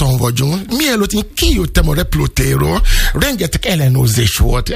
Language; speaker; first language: Hungarian; non-native, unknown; Yoruba